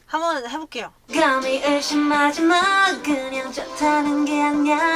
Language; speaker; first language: Korean; native; Korean